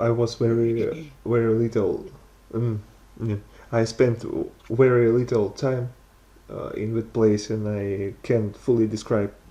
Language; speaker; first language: English; non-native, learner; Russian